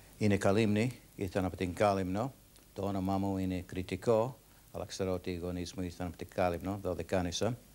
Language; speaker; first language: Greek; early bilingual, heritage; Greek